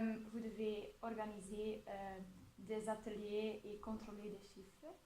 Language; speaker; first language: French; non-native, local second language; Dutch